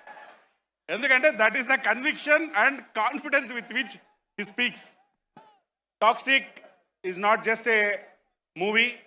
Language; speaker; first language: Telugu; native; Telugu